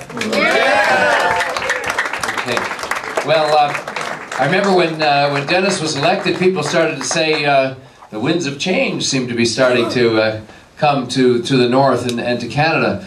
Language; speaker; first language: English; native; English